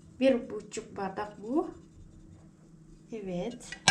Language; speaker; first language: Turkish; non-native, learner; Indonesian